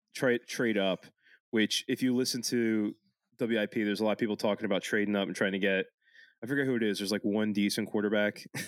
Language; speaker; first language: English; early bilingual, other home language; Italian